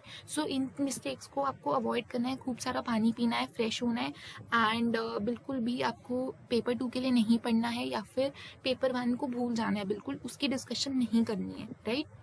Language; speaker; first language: Hindi; native; Hindi